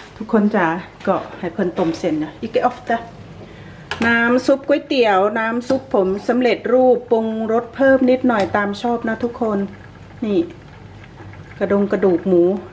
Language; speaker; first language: Thai; native; Thai